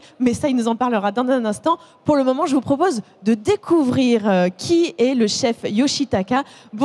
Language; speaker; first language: French; native; French